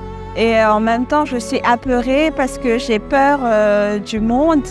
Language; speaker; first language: French; early bilingual, other home language; Malagasy